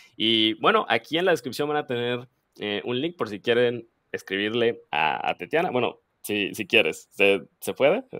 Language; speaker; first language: Spanish; native; Spanish